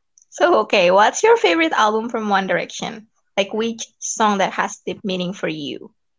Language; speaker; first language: English; non-native, fluent; Indonesian